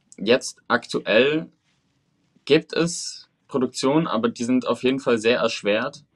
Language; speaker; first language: German; early bilingual, other home language; Spanish